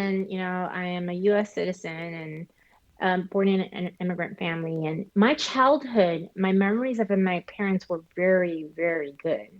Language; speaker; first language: English; early bilingual, other home language; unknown